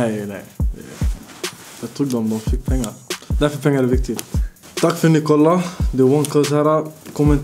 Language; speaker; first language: Swedish; early bilingual, other home language; Bosnian